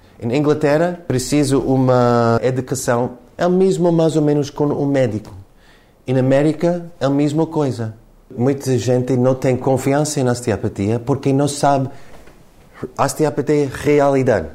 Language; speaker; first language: Portuguese; non-native, learner; English